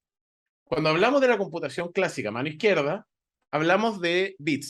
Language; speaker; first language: Spanish; native; Spanish